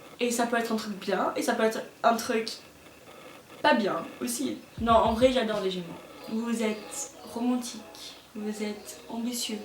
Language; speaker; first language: French; non-native, fluent; English